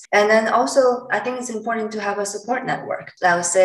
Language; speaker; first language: English; non-native, fluent; Chinese